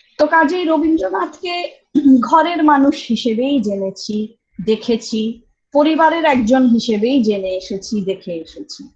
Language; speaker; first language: Bangla; early bilingual, heritage; Bangla